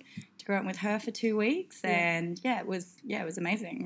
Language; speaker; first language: English; native; English